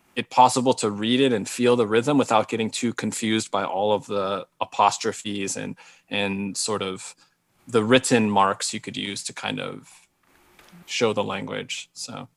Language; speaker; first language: English; native; English